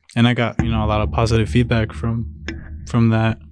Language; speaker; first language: English; early bilingual, other home language; Spanish